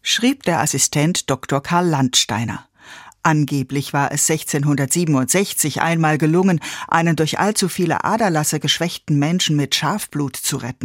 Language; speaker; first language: German; native; German